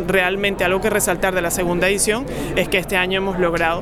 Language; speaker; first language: Spanish; native; Spanish